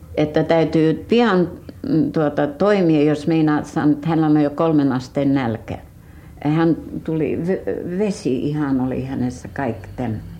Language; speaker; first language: Finnish; early bilingual, heritage; Finnish